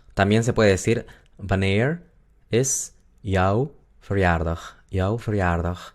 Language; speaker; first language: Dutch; non-native, fluent; Spanish